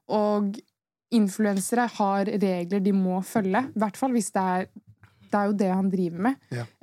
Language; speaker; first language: Norwegian; native; Norwegian